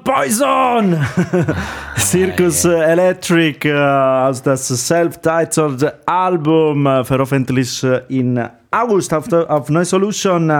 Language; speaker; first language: German; non-native, learner; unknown